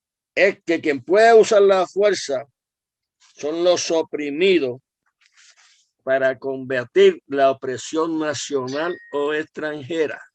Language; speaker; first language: Spanish; native; Spanish